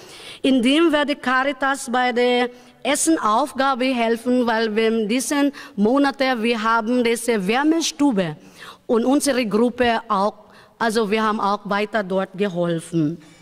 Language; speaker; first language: German; non-native, learner; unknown